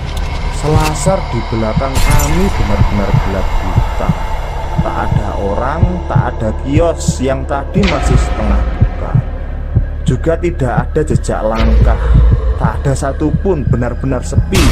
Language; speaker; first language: Indonesian; native; Indonesian